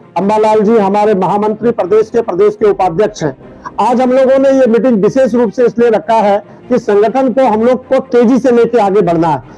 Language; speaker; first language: Hindi; native; Hindi